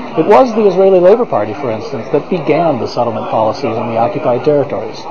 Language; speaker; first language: English; native; English